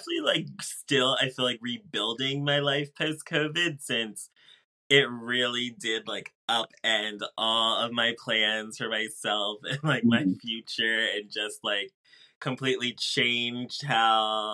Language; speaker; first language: English; native; English